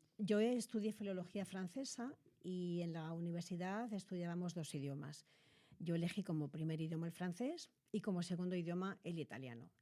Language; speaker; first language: Spanish; native; Spanish